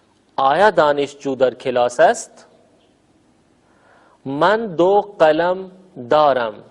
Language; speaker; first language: Persian; non-native, fluent; Urdu